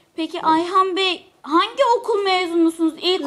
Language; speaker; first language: Turkish; native; Turkish